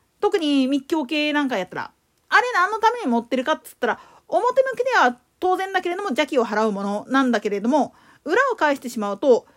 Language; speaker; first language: Japanese; native; Japanese